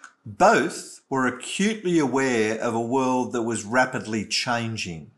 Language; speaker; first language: English; native; English